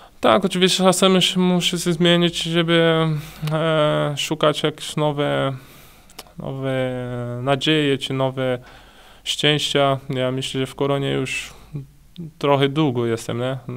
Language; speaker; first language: Polish; non-native, learner; Portuguese